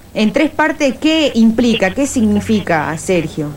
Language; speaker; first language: Spanish; native; Spanish